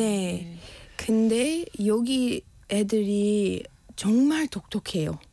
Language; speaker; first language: Korean; non-native, learner; English